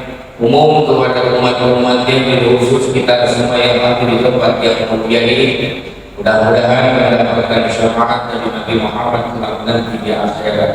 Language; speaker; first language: Indonesian; non-native, local second language; Sundanese